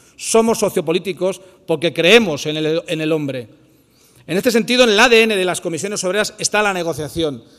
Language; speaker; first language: Spanish; native; Spanish